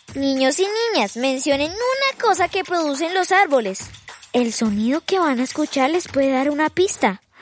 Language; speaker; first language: Spanish; native; Spanish